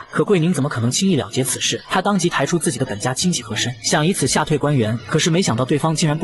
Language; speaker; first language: Chinese; native; Chinese